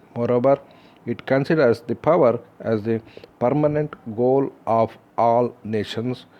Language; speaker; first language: English; non-native, local second language; Kannada